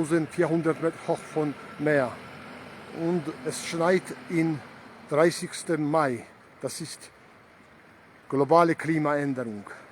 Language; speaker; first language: German; non-native, learner; Georgian